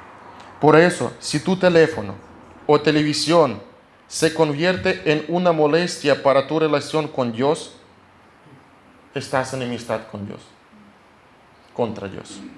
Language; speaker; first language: Spanish; non-native, fluent; Russian